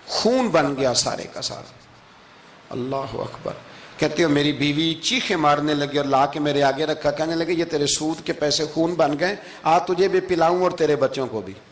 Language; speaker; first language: Urdu; non-native, local second language; Punjabi